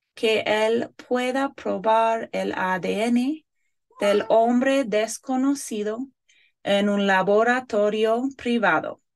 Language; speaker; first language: Spanish; non-native, fluent; English